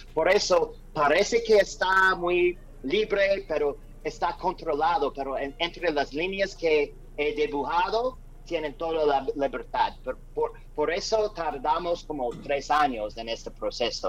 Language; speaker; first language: Spanish; non-native, learner; English